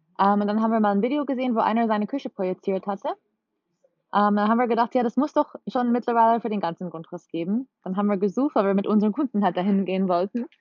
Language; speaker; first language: German; non-native, fluent; English